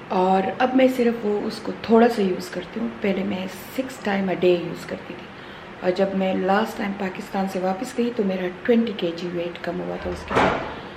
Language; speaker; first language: Urdu; non-native, local second language; Pashto